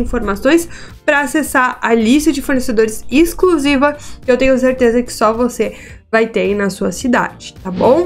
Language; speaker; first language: Portuguese; native; Portuguese